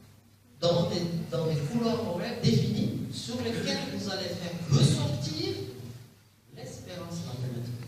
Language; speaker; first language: French; non-native, local second language; Arabic